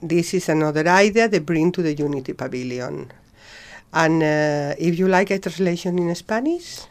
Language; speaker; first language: English; non-native, learner; Spanish